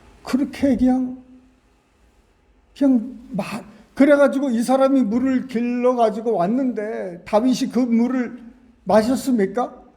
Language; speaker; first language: Korean; native; Korean